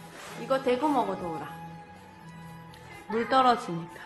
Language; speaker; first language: Korean; native; Korean